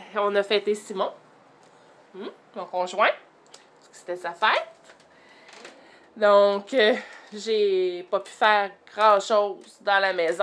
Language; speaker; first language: French; native; French